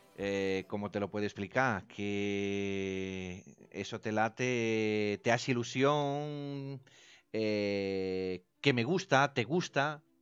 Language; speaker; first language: Spanish; non-native, fluent; Italian